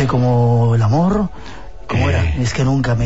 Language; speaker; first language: Spanish; native; Spanish